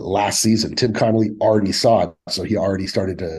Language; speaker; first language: English; native; English